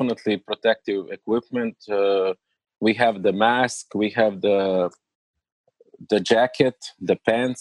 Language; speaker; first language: English; non-native, learner; Serbian